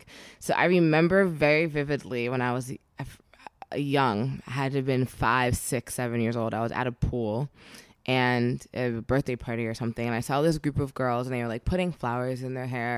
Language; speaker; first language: English; native; English